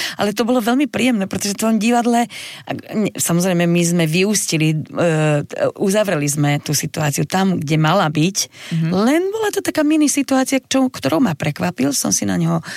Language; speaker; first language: Slovak; non-native, local second language; Hungarian